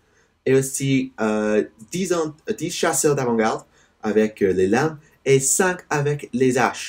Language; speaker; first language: French; non-native, learner; English